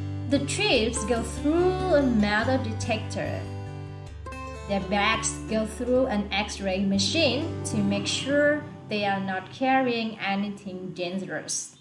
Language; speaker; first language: English; non-native, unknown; Vietnamese